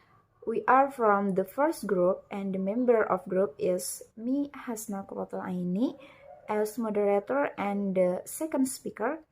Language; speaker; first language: English; non-native, learner; Indonesian